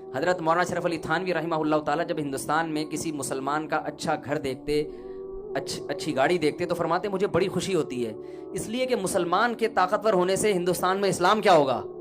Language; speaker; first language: Urdu; native; Urdu